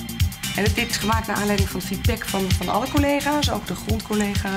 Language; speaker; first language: Dutch; native; Dutch